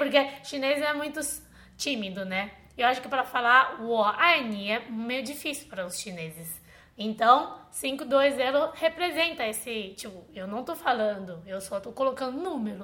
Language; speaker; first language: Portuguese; non-native, fluent; Chinese